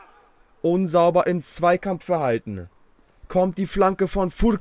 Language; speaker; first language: German; native; German